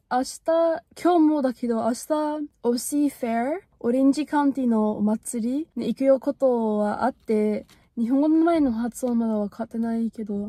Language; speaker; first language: Japanese; non-native, fluent; English